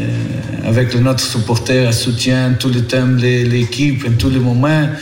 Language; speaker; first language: French; non-native, fluent; Portuguese